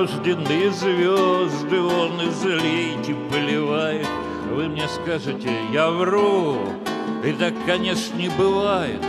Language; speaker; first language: Russian; native; Russian